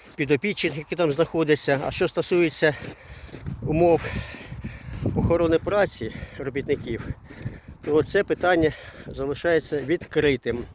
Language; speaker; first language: Ukrainian; non-native, local second language; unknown